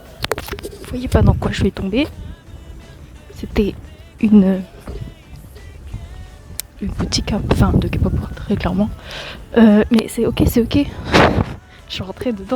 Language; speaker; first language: French; native; French